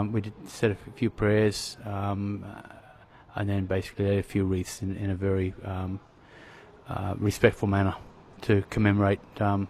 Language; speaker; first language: English; native; English